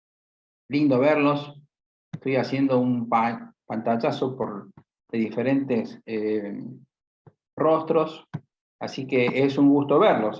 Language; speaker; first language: Spanish; native; Spanish